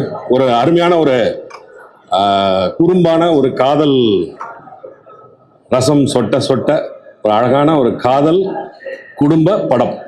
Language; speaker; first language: Tamil; native; Tamil